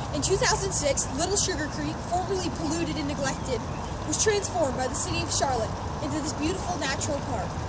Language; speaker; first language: English; native; English